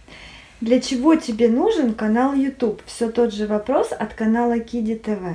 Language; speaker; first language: Russian; native; Russian